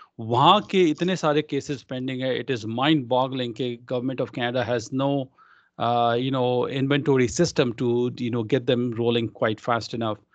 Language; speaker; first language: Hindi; non-native, local second language; Punjabi